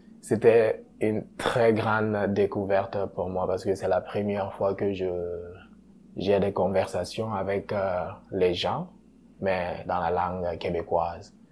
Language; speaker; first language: French; non-native, local second language; Susu